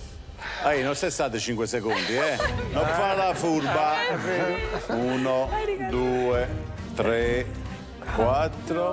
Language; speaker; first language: Italian; native; Italian